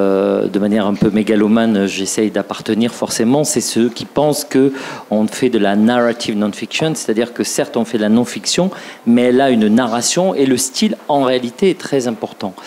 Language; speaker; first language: French; native; French